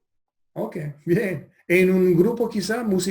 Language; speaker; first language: Spanish; non-native, fluent; English